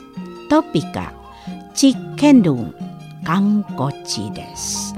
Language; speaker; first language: Japanese; non-native, fluent; Indonesian